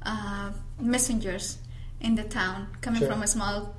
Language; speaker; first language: English; non-native, fluent; Spanish